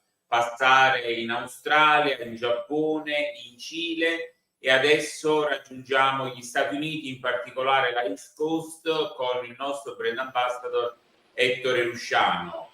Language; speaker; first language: Italian; native; Italian